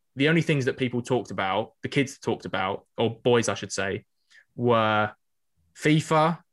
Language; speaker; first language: English; native; English